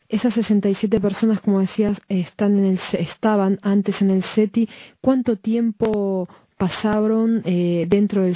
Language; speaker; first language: Spanish; native; Spanish